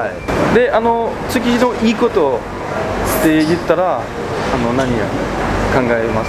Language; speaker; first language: Japanese; non-native, learner; French